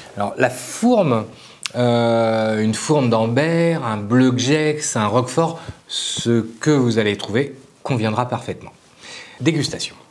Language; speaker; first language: French; native; French